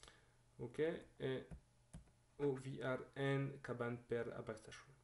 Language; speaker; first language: Norwegian; non-native, learner; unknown